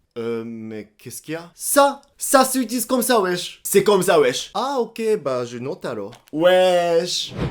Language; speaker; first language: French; non-native, fluent; Japanese